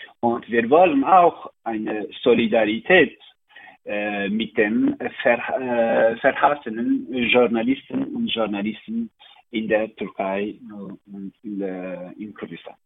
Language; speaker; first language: German; non-native, learner; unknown